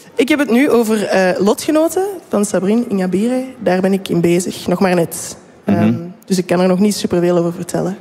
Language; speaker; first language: Dutch; native; Dutch